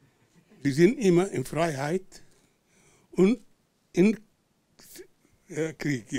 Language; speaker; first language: German; non-native, learner; Arabic